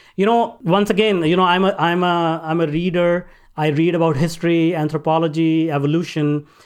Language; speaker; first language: English; non-native, local second language; Hindi